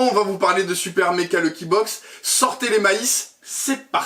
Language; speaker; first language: French; native; French